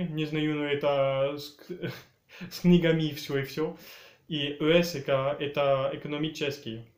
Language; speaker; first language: Russian; early bilingual, heritage; French